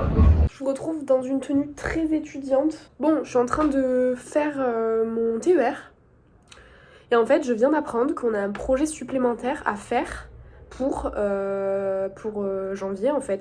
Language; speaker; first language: French; native; French